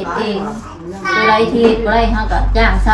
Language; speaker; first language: Thai; non-native, local second language; Lao